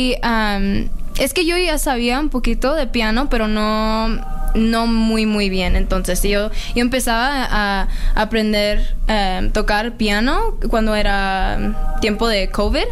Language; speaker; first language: Spanish; early bilingual, heritage; Spanish